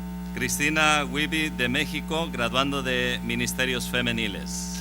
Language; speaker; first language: Spanish; native; Spanish